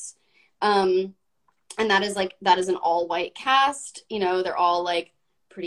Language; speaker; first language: English; native; English